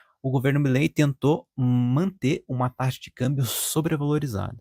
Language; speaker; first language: Portuguese; native; Portuguese